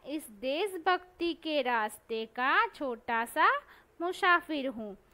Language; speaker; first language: Hindi; non-native, local second language; Gujarati